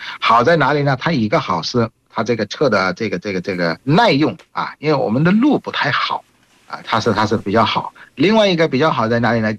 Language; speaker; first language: Chinese; non-native, fluent; Bangla